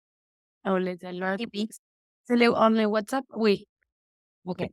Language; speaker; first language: French; non-native, learner; English